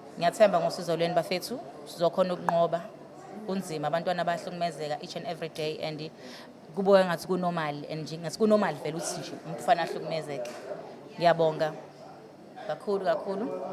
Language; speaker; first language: Zulu; native; Zulu